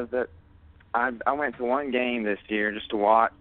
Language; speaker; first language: English; native; English